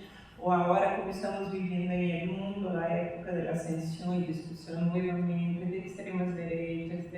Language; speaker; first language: Spanish; non-native, fluent; Portuguese